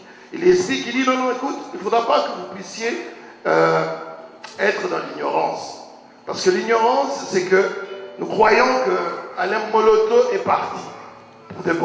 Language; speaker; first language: French; non-native, local second language; Lingala